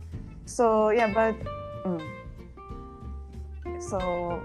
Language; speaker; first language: English; non-native, learner; Japanese